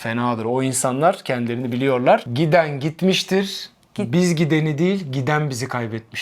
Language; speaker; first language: Turkish; non-native, fluent; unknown